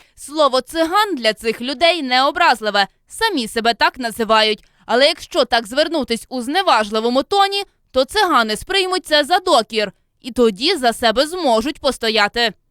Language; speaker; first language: Ukrainian; native; Ukrainian